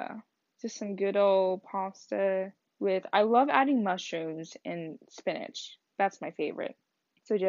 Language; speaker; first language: English; early bilingual, other home language; Vietnamese